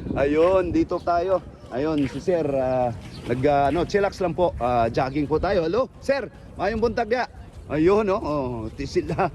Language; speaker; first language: Filipino; non-native, local second language; Cebuano